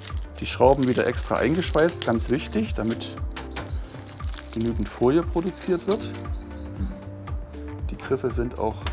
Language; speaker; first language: German; native; German